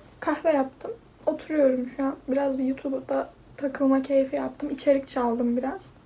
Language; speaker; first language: Turkish; native; Turkish